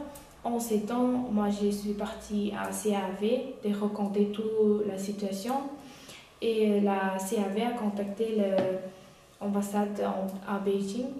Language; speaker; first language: French; non-native, learner; Uyghur